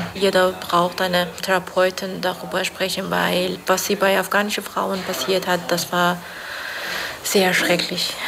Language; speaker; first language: German; non-native, fluent; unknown